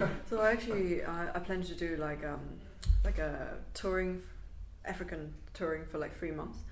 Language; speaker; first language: English; non-native, local second language; Cantonese